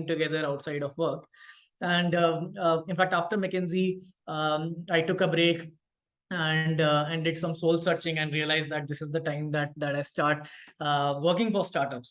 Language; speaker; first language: English; non-native, local second language; Hindi